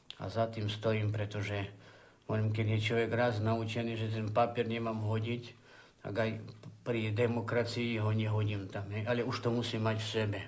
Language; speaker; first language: Slovak; native; Slovak